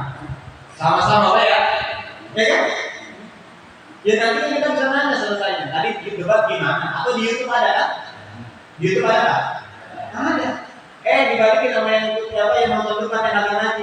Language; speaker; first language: Indonesian; native; Indonesian